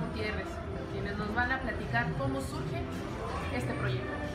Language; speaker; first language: Spanish; native; Spanish